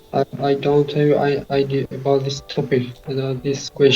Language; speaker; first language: English; non-native, learner; Tajik